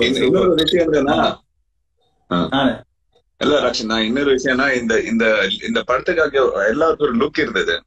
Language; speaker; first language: Tamil; non-native, fluent; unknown